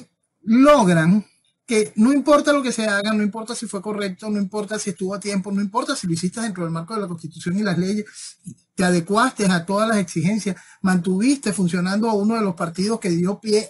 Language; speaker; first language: Spanish; native; Spanish